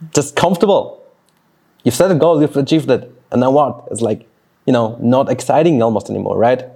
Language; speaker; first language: English; non-native, fluent; Swiss German